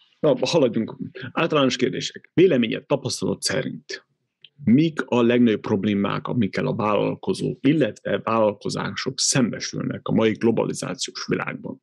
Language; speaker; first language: Hungarian; native; Hungarian